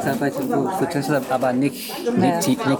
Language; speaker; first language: German; non-native, learner; English